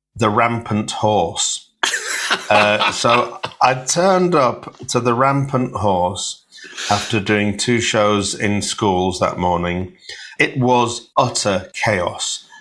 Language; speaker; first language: English; native; English